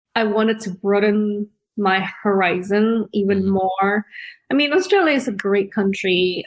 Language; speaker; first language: English; early bilingual, other home language; Indonesian